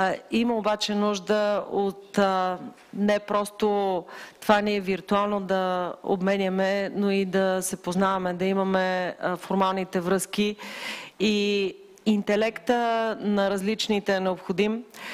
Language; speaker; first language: Bulgarian; native; Bulgarian